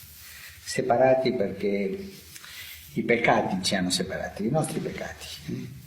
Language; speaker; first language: Italian; non-native, fluent; Spanish